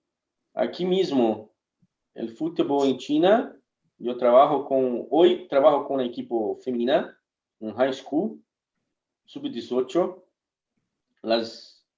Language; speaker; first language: Spanish; non-native, fluent; Portuguese